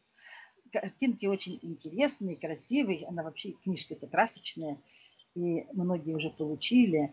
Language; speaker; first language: Russian; non-native, local second language; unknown